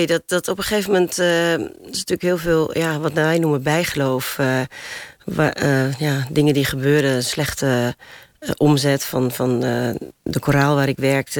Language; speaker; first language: Dutch; native; Dutch